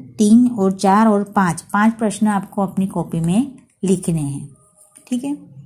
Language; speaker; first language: Hindi; non-native, local second language; Gujarati